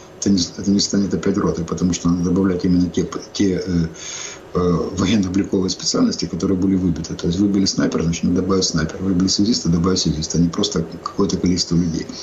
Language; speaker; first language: Russian; non-native, local second language; Ukrainian